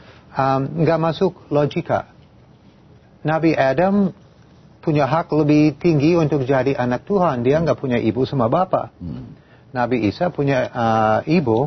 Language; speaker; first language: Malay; non-native, fluent; English